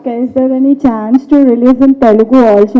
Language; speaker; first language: Telugu; native; Telugu